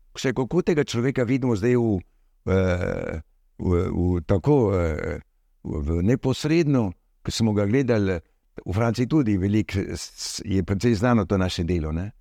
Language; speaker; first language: Slovenian; early bilingual, heritage; Slovenian